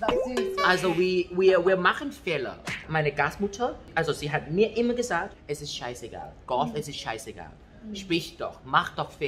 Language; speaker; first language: German; non-native, fluent; Thai